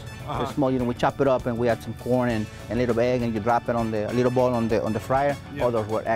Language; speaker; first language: English; non-native, fluent; Spanish